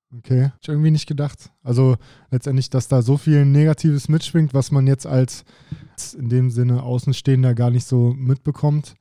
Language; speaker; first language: German; native; German